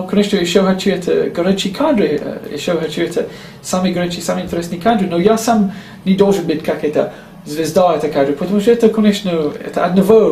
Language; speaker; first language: Russian; non-native, learner; English